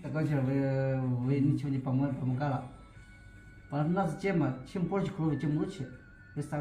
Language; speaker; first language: Russian; non-native, learner; Chinese